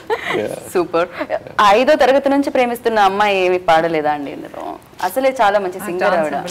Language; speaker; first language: Telugu; native; Telugu